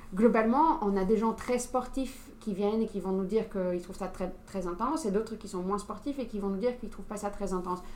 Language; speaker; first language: French; non-native, fluent; English